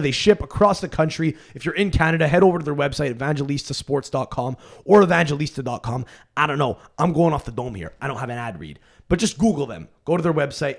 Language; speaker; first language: English; native; English